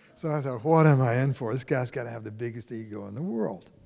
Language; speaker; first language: English; native; English